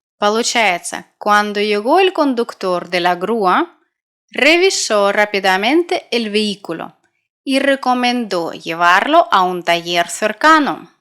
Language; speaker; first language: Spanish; non-native, fluent; Russian